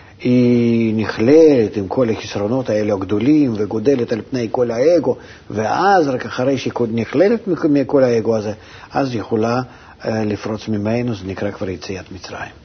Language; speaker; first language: Hebrew; non-native, fluent; Russian